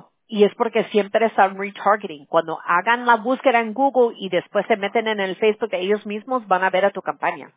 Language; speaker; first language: Spanish; early bilingual, heritage; Spanish